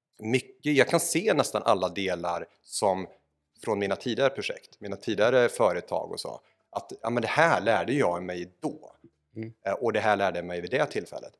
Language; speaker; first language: Swedish; native; Swedish